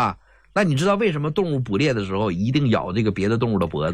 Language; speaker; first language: Chinese; native; Chinese